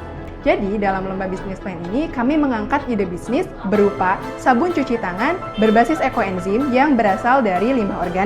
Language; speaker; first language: Indonesian; native; Indonesian